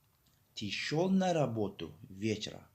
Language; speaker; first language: Russian; non-native, fluent; Tajik